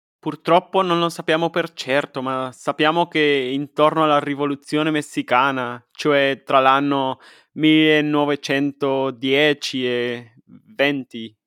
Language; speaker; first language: Italian; non-native, fluent; Spanish